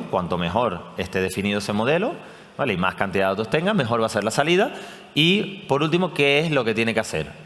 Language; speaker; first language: Spanish; native; Spanish